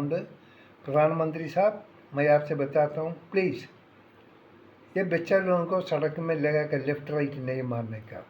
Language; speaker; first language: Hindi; non-native, local second language; Malayalam